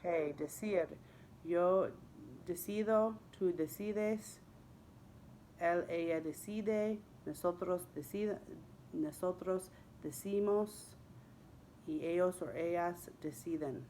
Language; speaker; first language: Spanish; non-native, fluent; English